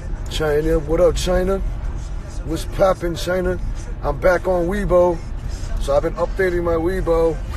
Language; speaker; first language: English; early bilingual, other home language; Korean